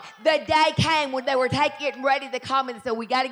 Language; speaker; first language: English; native; English